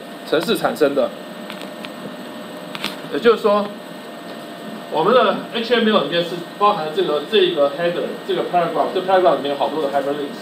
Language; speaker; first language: Chinese; native; Chinese